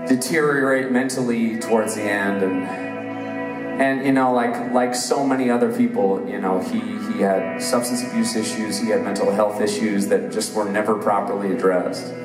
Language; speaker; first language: English; native; English